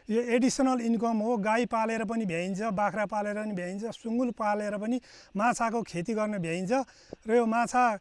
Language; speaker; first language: Nepali; native; Nepali